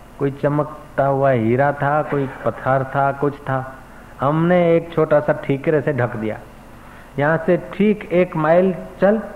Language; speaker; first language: Hindi; non-native, local second language; Sindhi